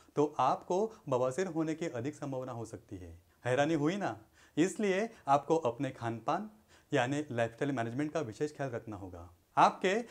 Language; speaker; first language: Hindi; non-native, local second language; Marathi